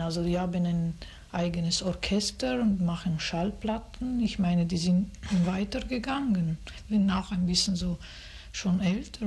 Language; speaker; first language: German; non-native, fluent; Italian